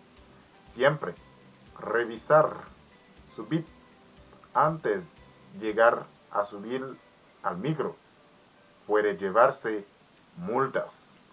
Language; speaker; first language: Spanish; non-native, learner; Haitian Creole